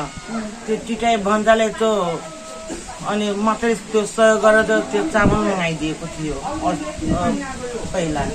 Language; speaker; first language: Nepali; non-native, local second language; Maithili